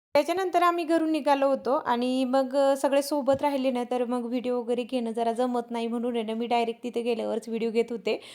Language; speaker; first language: Marathi; non-native, local second language; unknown